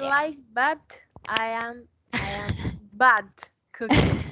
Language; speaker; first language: English; non-native, learner; Spanish